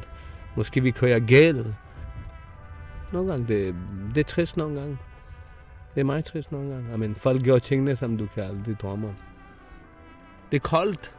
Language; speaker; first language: Danish; non-native, fluent; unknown